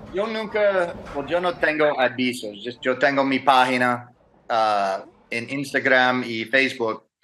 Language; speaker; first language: Spanish; non-native, learner; English